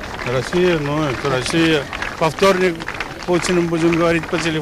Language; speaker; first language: Russian; non-native, local second language; Turkmen